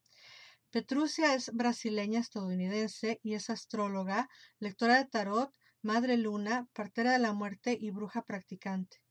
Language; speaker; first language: Spanish; native; Spanish